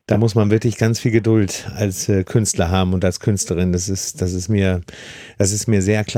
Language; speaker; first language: German; native; German